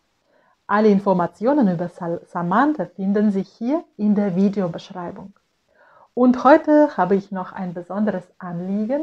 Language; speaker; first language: German; non-native, fluent; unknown